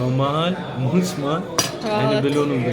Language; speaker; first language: German; early bilingual, other home language; Bosnian